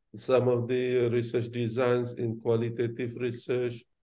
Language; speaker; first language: English; non-native, local second language; Malay